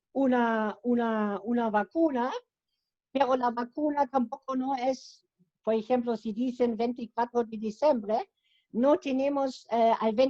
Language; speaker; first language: Spanish; non-native, fluent; German